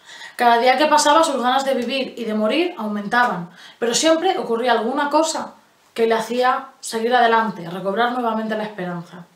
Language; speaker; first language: Spanish; native; Spanish